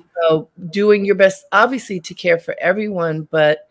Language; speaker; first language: English; native; English